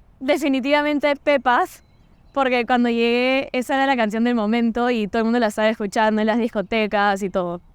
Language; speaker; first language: Spanish; non-native, fluent; Portuguese